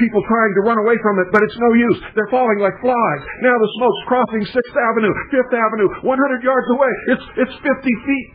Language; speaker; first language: English; native; English